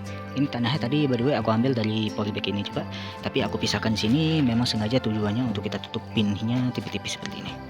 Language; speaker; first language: Indonesian; native; Indonesian